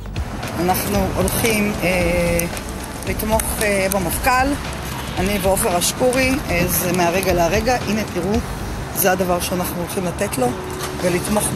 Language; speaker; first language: Hebrew; native; Hebrew